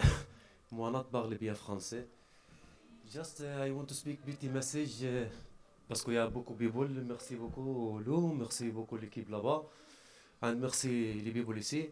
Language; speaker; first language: French; non-native, learner; Arabic